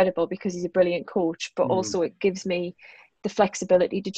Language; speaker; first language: English; native; English